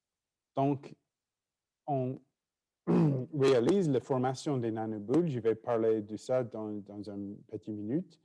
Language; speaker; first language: French; non-native, fluent; English